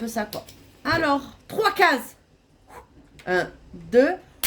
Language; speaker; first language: French; native; French